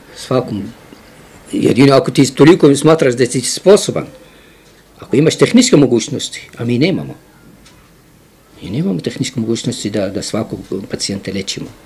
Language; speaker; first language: Croatian; non-native, fluent; Arabic